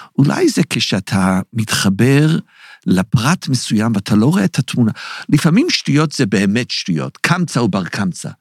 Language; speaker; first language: Hebrew; non-native, fluent; English